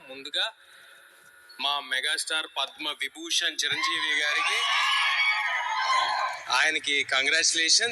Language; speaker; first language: Telugu; native; Telugu